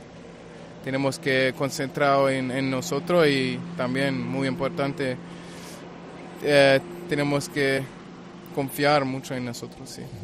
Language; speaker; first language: Spanish; non-native, fluent; German